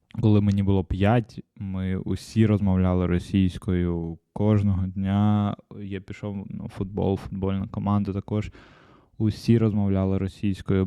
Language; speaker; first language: Ukrainian; non-native, local second language; Russian